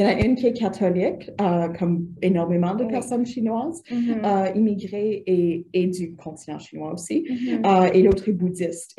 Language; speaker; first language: French; native; French